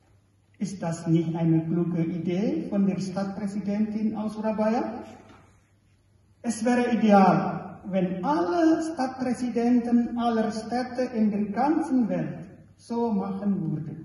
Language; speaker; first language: German; non-native, fluent; Indonesian